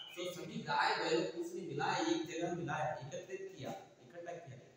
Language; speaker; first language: Hindi; non-native, local second language; Kannada